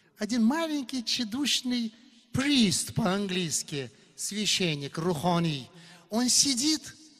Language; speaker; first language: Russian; non-native, local second language; Uzbek